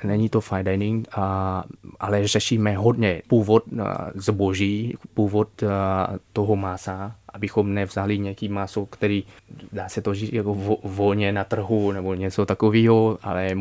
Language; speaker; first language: Czech; non-native, fluent; Vietnamese